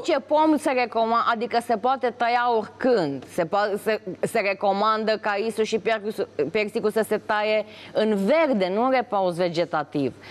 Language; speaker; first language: Romanian; native; Romanian